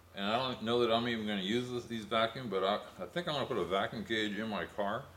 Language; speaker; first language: English; native; English